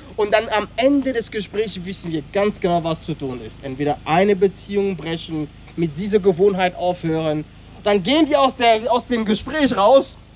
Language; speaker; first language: German; non-native, fluent; French